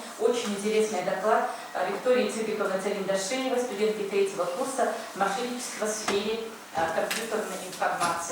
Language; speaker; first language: Russian; native; Russian